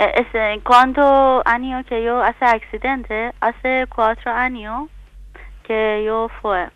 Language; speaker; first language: Spanish; non-native, learner; Persian